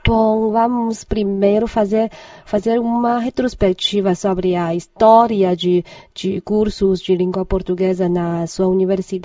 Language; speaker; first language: Portuguese; non-native, fluent; Chinese